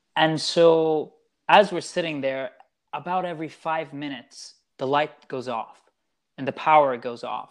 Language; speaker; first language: English; early bilingual, other home language; Italian